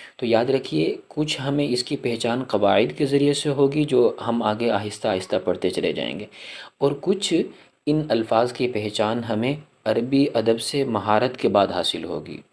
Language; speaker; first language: Urdu; native; Urdu